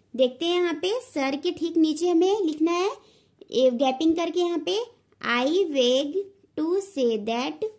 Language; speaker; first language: Hindi; native; Hindi